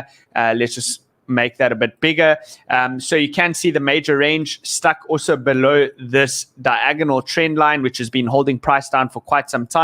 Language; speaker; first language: English; native; English